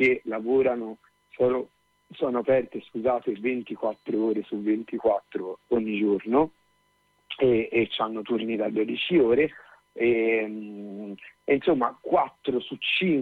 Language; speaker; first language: Italian; native; Italian